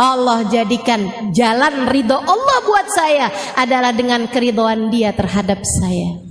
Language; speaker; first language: Indonesian; native; Indonesian